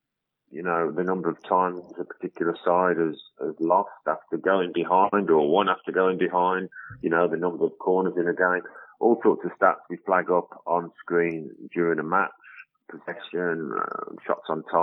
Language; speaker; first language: English; native; English